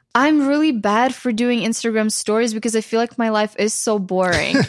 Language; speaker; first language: English; non-native, fluent; Ukrainian